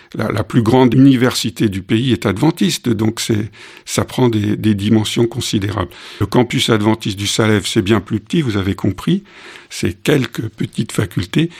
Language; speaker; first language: French; native; French